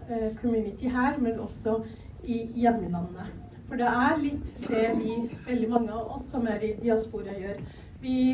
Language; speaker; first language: Norwegian; early bilingual, other home language; Urdu